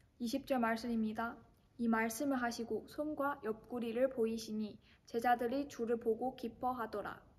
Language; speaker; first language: Korean; non-native, fluent; Chinese